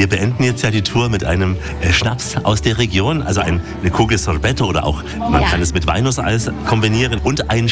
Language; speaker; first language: German; native; German